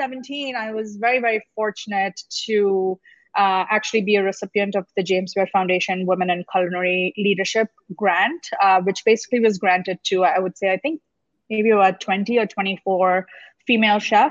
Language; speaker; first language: English; non-native, local second language; Gujarati